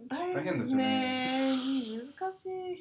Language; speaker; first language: Japanese; non-native, fluent; English